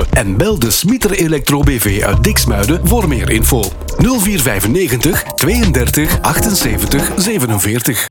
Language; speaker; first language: Dutch; native; Dutch